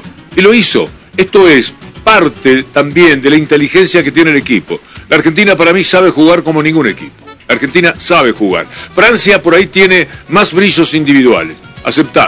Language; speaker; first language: Spanish; native; Spanish